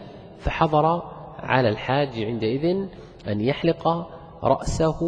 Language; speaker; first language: Arabic; native; Arabic